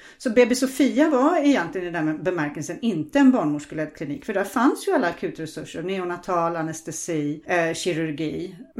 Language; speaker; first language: Swedish; non-native, fluent; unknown